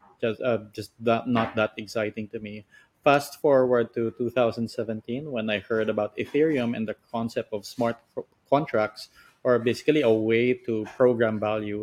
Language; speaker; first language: English; non-native, local second language; Filipino